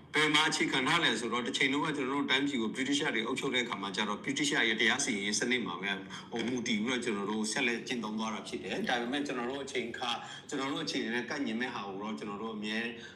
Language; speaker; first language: Burmese; non-native, local second language; S'gaw Karen